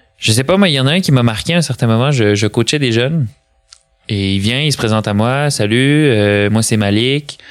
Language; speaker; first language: French; early bilingual, other home language; Arabic